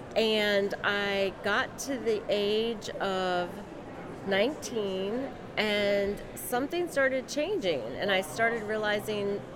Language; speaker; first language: English; native; English